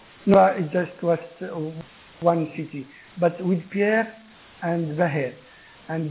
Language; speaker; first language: English; non-native, learner; Arabic